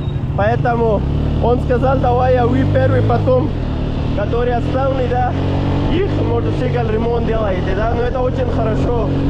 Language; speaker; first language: Russian; non-native, learner; Pashto